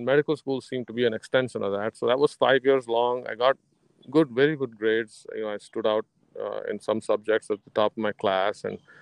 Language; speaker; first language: English; non-native, local second language; Kannada